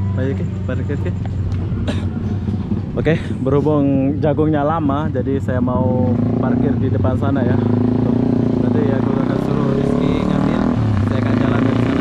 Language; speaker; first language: Indonesian; native; Indonesian